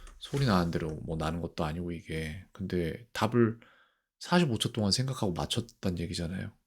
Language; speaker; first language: Korean; native; Korean